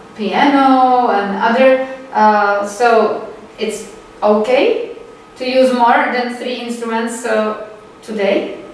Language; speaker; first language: English; non-native, fluent; Czech